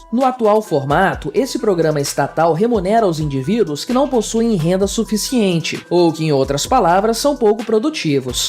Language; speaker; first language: Portuguese; native; Portuguese